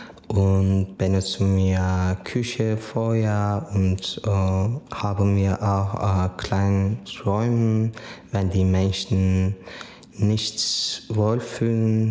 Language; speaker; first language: German; non-native, learner; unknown